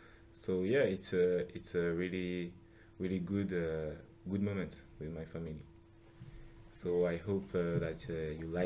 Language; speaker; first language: English; non-native, local second language; French